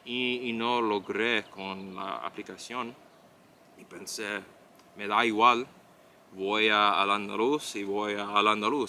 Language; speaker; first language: Spanish; non-native, fluent; English